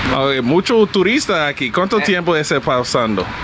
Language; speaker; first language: Spanish; non-native, learner; English